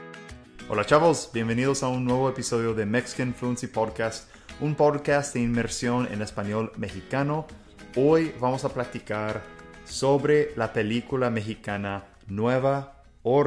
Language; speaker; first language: Spanish; non-native, fluent; English